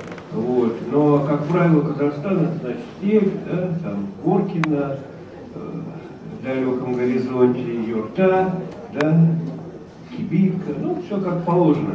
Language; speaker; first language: Russian; native; Russian